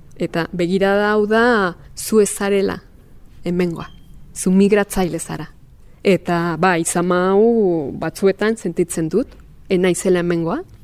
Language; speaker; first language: Basque; non-native, fluent; Spanish